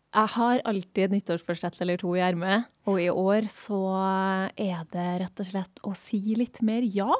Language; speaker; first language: Norwegian; native; Norwegian